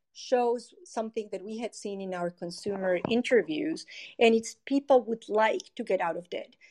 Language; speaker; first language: English; non-native, fluent; Spanish